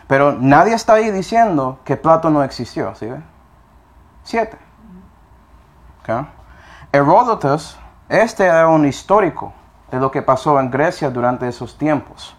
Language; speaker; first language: Spanish; non-native, fluent; English